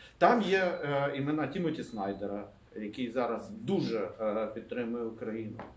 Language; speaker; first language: Ukrainian; non-native, local second language; Russian